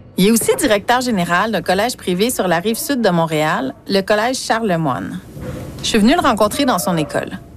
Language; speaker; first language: French; native; French